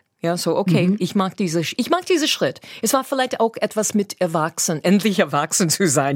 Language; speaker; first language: German; non-native, fluent; English